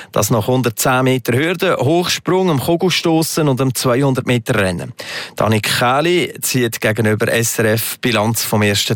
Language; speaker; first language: German; native; German